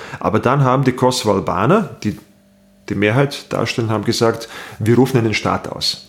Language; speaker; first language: German; non-native, fluent; Bosnian